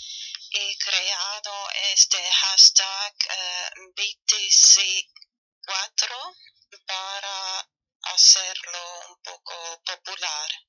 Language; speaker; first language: Spanish; non-native, fluent; German